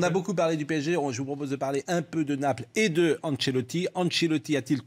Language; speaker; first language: French; native; French